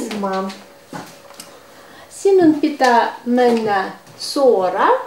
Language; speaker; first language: Finnish; non-native, learner; Russian